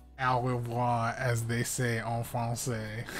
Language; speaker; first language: French; non-native, learner; English